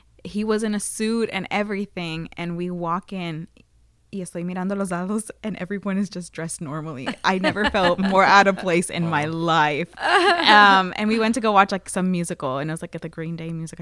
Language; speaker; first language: English; early bilingual, other home language; Spanish